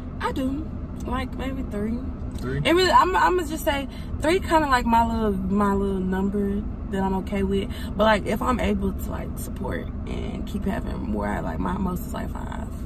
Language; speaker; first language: English; native; English